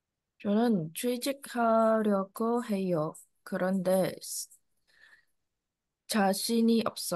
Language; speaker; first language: Korean; non-native, learner; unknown